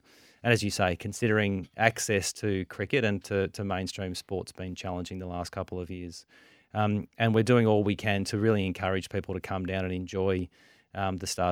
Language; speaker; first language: English; native; English